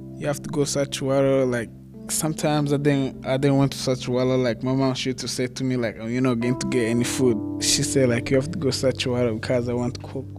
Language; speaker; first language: English; non-native, local second language; Kinyarwanda